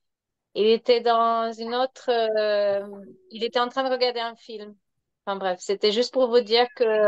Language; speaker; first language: French; non-native, fluent; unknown